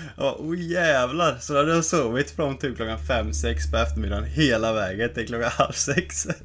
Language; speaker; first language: Swedish; early bilingual, other home language; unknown